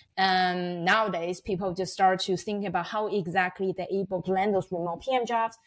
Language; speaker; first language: English; non-native, fluent; Chinese